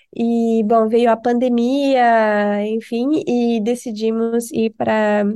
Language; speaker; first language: Portuguese; non-native, fluent; French